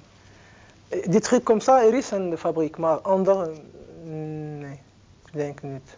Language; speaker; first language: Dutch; non-native, learner; Arabic